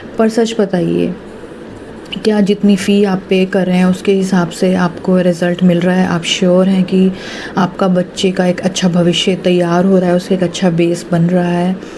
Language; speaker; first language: Hindi; native; Hindi